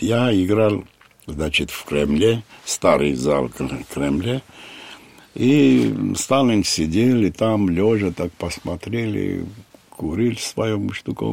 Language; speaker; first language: Russian; non-native, local second language; Armenian